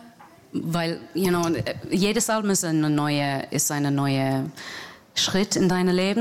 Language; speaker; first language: German; non-native, fluent; English